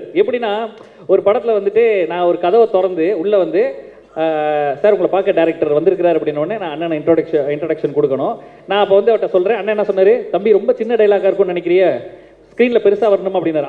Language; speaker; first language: Tamil; native; Tamil